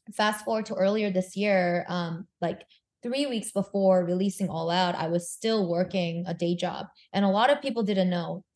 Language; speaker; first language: English; early bilingual, other home language; Korean